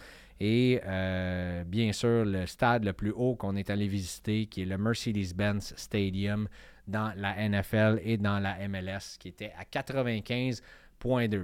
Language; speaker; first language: French; native; French